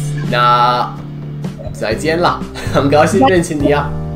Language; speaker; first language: Chinese; non-native, fluent; English